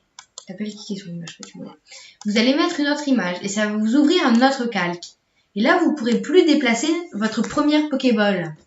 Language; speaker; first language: French; native; French